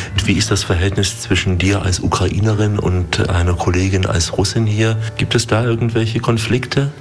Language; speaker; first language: German; native; German